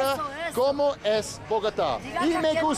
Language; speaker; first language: Spanish; non-native, learner; English